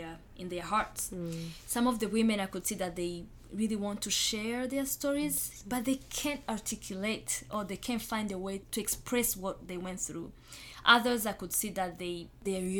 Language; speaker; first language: English; non-native, local second language; Kinyarwanda